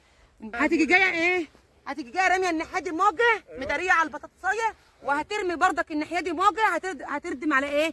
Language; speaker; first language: Arabic; native; Arabic